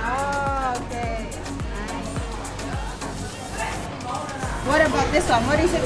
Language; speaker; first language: English; non-native, fluent; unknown